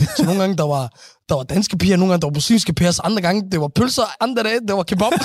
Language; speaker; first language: Danish; early bilingual, other home language; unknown